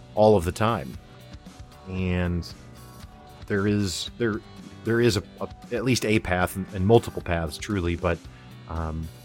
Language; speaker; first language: English; native; English